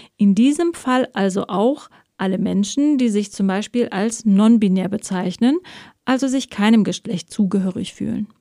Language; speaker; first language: German; early bilingual, other home language; Persian